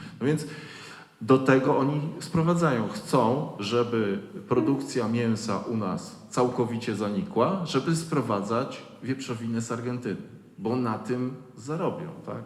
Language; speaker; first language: Polish; native; Polish